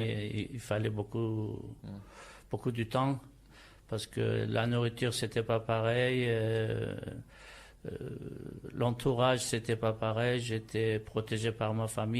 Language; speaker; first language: French; non-native, fluent; Turkish